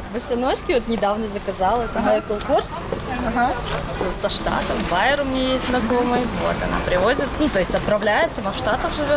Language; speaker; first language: Russian; native; Russian